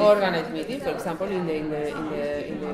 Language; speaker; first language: English; non-native, learner; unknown